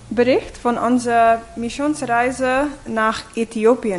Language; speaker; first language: German; non-native, fluent; English